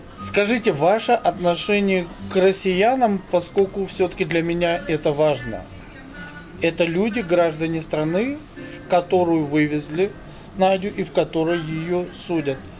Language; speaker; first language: Russian; native; Russian